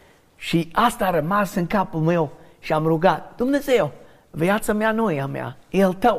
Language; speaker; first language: Romanian; non-native, fluent; English